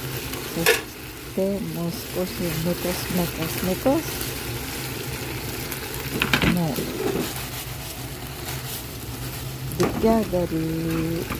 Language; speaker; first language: Japanese; non-native, learner; Filipino